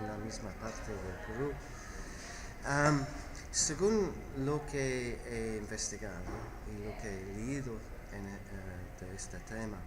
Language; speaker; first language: Spanish; non-native, fluent; English